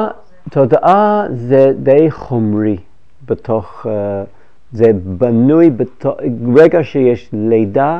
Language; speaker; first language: Hebrew; non-native, fluent; English